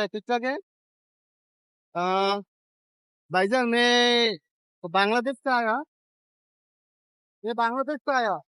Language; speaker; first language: Hindi; non-native, learner; Bangla